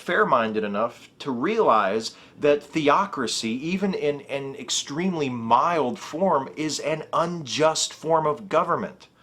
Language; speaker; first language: English; native; English